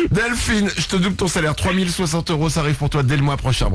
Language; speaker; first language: French; native; French